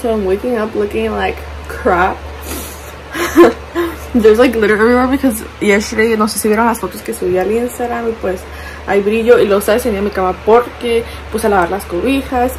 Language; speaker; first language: Spanish; early bilingual, heritage; Spanish